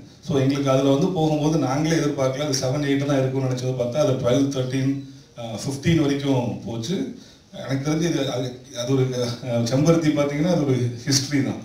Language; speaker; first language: Tamil; native; Tamil